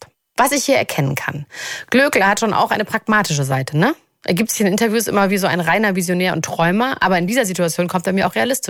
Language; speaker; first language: German; native; German